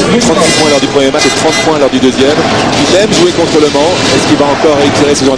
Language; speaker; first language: French; native; French